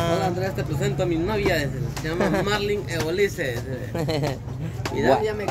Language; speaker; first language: Spanish; native; Spanish